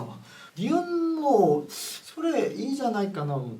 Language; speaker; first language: Japanese; non-native, fluent; Korean